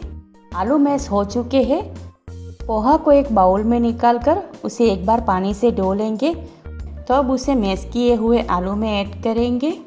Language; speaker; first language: Hindi; non-native, local second language; Gujarati